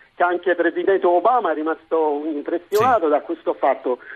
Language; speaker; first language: Italian; non-native, fluent; Persian